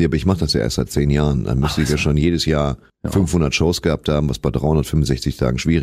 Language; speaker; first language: German; native; German